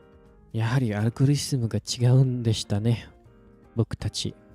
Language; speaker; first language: Japanese; non-native, fluent; Indonesian